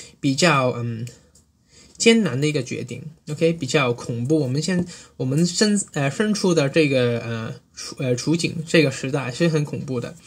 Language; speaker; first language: Chinese; non-native, local second language; Cantonese